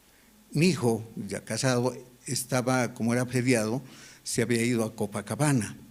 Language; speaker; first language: Spanish; native; Spanish